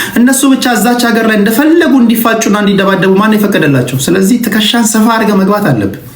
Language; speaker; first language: Amharic; native; Amharic